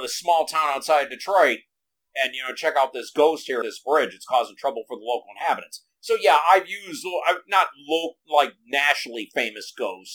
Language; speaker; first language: English; native; English